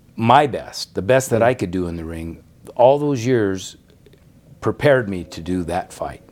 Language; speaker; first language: English; native; English